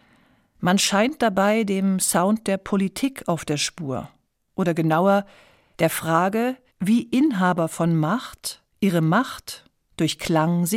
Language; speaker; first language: German; native; German